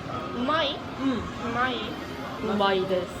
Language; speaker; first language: Japanese; non-native, learner; Korean